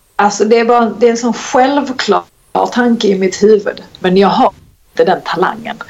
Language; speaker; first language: Swedish; native; Swedish